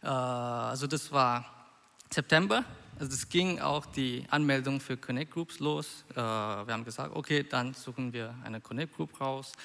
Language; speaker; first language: German; non-native, fluent; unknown